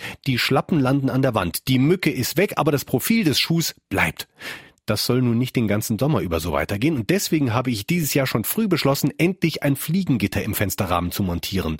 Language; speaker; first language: German; native; German